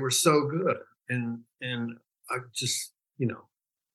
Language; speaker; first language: English; native; English